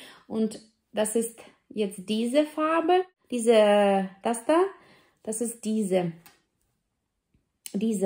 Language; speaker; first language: German; non-native, fluent; Russian